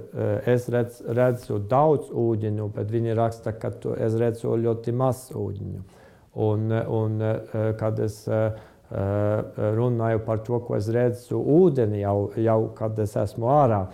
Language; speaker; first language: Latvian; non-native, fluent; Estonian